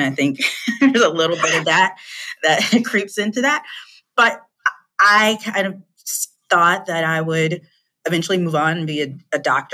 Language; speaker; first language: English; native; English